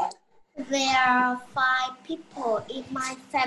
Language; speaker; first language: English; non-native, learner; Vietnamese